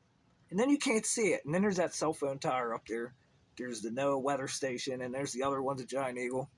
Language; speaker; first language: English; native; English